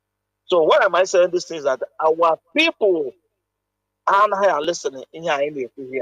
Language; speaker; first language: English; non-native, local second language; Igbo